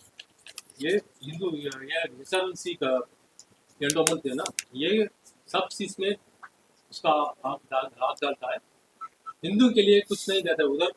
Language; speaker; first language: Hindi; non-native, learner; Tamil